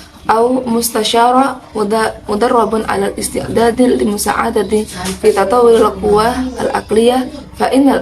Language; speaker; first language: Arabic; non-native, learner; Indonesian